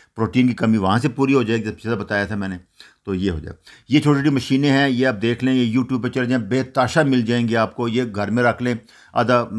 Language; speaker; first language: Urdu; non-native, local second language; Punjabi